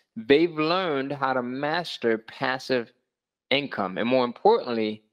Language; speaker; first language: English; native; English